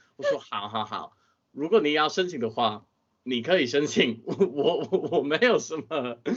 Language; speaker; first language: Chinese; non-native, fluent; English